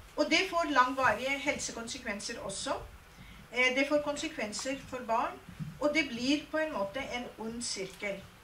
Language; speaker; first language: Norwegian; non-native, fluent; Urdu